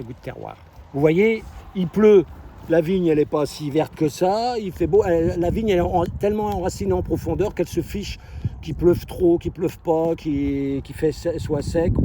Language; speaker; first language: French; native; French